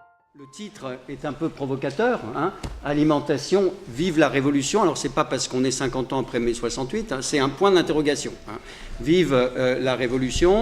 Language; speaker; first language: French; native; French